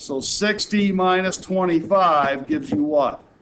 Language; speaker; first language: English; native; English